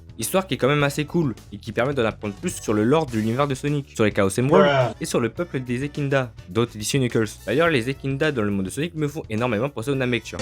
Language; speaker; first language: French; native; French